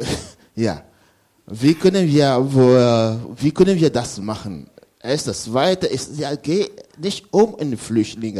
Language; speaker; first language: German; non-native, learner; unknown